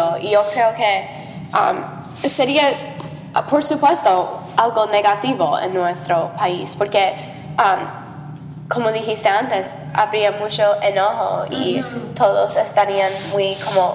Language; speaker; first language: Spanish; non-native, learner; English